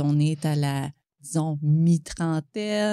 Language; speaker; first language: French; native; French